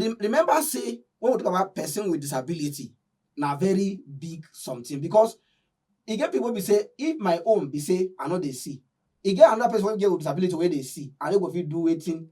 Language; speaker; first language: Nigerian Pidgin; non-native, local second language; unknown